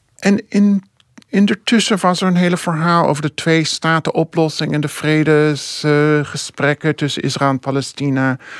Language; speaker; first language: Dutch; non-native, fluent; English